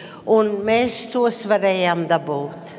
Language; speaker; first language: Latvian; early bilingual, heritage; Latvian